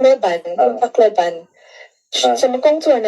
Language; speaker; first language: Chinese; non-native, fluent; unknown